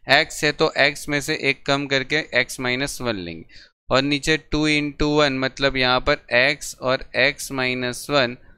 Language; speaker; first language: Hindi; non-native, local second language; Gujarati